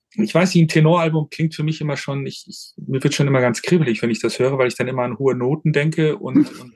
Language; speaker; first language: German; native; German